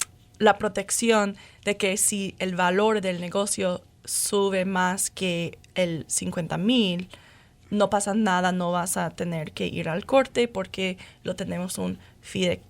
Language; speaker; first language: Spanish; non-native, fluent; English